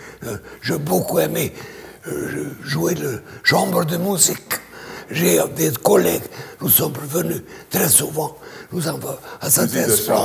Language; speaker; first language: French; non-native, fluent; Hungarian